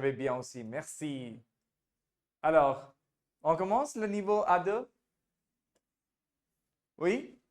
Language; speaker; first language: French; non-native, fluent; Hindi